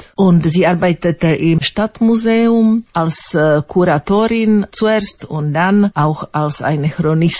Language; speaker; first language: German; non-native, fluent; Slovak